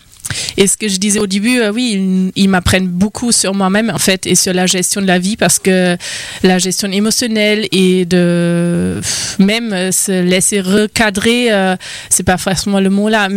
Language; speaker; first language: French; non-native, fluent; German